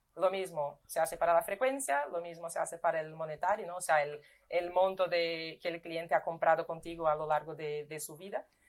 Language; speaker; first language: Spanish; non-native, fluent; Portuguese